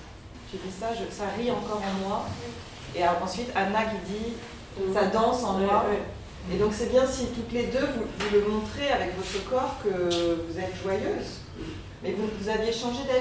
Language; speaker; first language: French; native; French